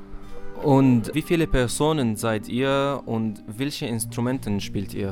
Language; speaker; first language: German; non-native, learner; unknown